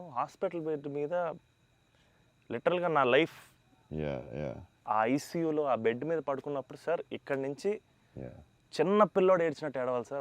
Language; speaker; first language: Telugu; native; Telugu